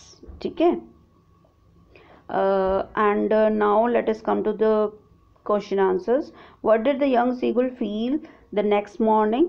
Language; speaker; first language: English; non-native, local second language; Hindi